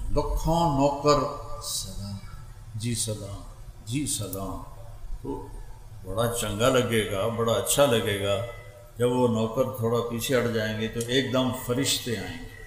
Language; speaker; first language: Urdu; non-native, local second language; Punjabi